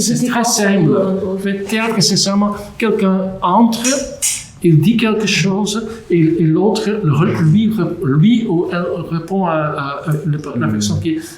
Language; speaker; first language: French; non-native, local second language; Dutch